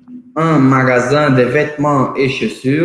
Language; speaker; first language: French; non-native, learner; Portuguese